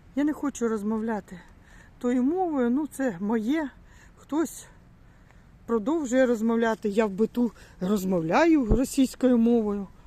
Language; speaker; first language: Ukrainian; native; Ukrainian